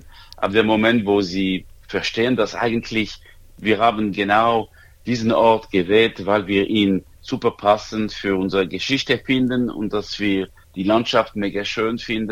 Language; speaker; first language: German; non-native, local second language; French